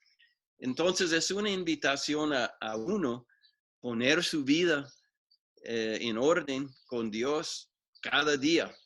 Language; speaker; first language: Spanish; non-native, fluent; English